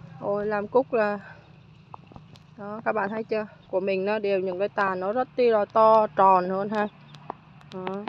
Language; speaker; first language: Vietnamese; native; Vietnamese